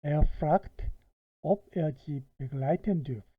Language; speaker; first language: German; non-native, fluent; Korean